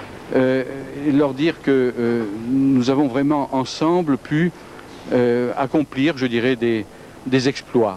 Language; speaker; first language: French; native; French